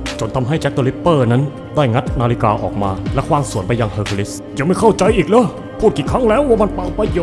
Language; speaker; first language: Thai; native; Thai